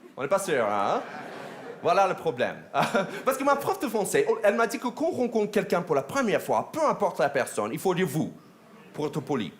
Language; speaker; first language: French; non-native, fluent; English